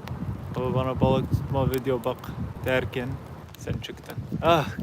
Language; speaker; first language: Turkish; non-native, learner; English